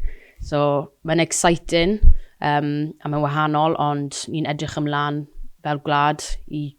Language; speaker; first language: Welsh; non-native, local second language; English